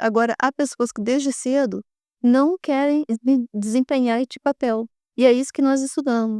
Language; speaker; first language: Portuguese; native; Portuguese